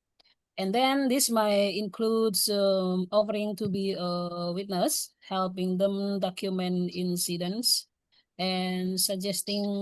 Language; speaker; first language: English; non-native, learner; Indonesian